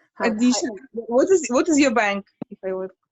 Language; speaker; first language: English; non-native, learner; Russian